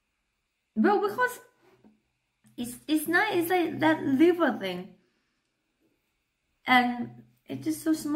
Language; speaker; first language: English; non-native, learner; Thai